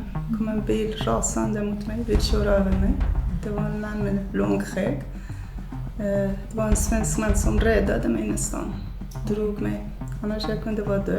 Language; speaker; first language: Swedish; non-native, fluent; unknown